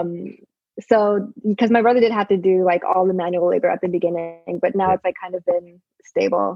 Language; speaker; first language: English; native; English